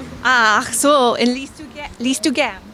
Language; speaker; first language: German; non-native, learner; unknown